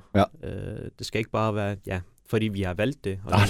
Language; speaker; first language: Danish; early bilingual, other home language; Persian